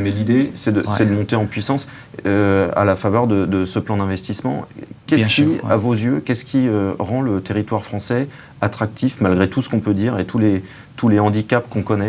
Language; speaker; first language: French; native; French